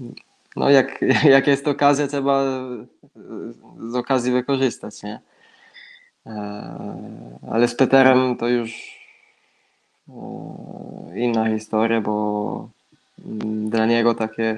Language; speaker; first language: Polish; non-native, fluent; Italian